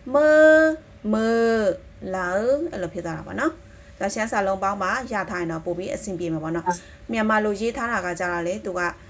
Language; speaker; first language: Burmese; non-native, local second language; Shan